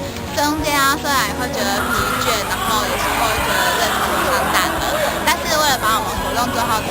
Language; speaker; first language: Chinese; native; Chinese